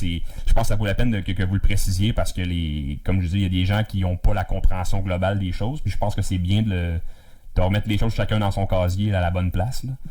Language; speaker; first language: French; native; French